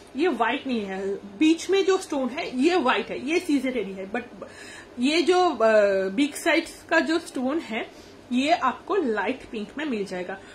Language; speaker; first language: Hindi; non-native, local second language; Bangla